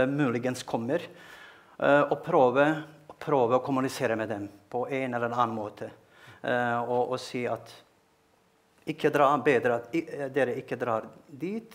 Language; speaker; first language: Norwegian; non-native, fluent; Bosnian